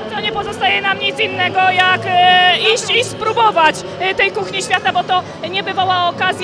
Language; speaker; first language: Polish; native; Polish